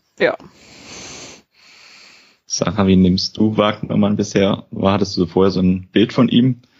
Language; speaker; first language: German; native; German